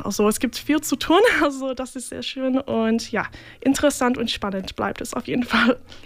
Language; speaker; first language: German; non-native, fluent; English